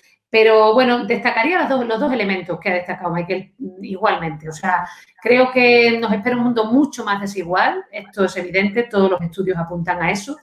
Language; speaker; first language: Spanish; native; Spanish